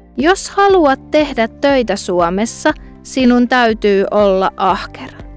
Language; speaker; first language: Finnish; non-native, learner; Arabic